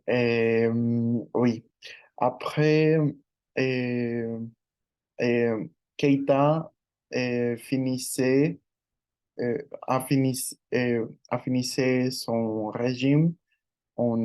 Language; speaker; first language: French; non-native, learner; Spanish